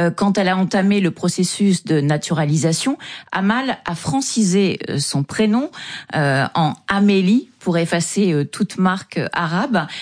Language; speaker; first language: French; native; French